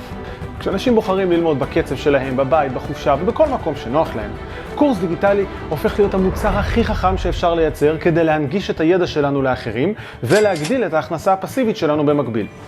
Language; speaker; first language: Hebrew; native; Hebrew